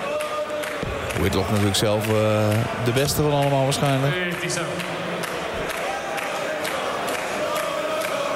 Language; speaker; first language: Dutch; native; Dutch